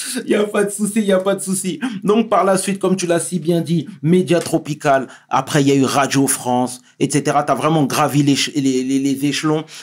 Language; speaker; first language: French; native; French